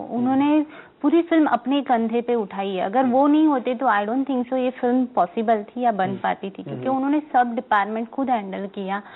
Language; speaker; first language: Hindi; non-native, local second language; Gujarati